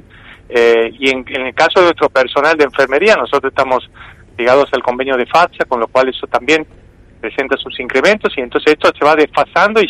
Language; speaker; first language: Spanish; native; Spanish